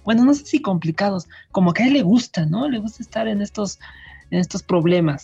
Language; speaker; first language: Spanish; native; Spanish